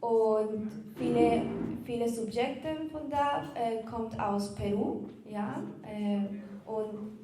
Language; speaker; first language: German; non-native, learner; Spanish